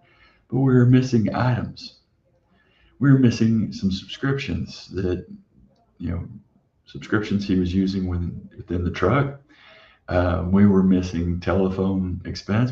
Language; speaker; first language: English; native; English